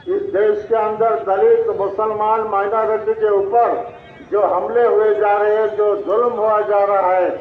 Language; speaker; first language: Hindi; native; Hindi